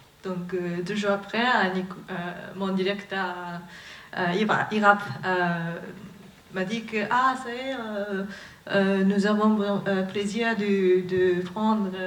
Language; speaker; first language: French; non-native, learner; Japanese